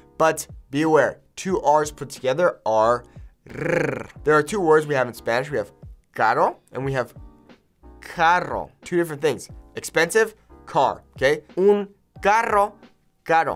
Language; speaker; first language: English; native; English